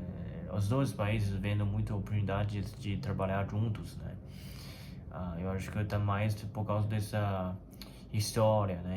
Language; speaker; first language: Portuguese; non-native, fluent; Chinese